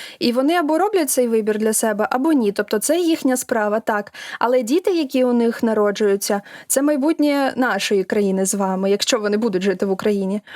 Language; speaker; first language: Ukrainian; non-native, local second language; Russian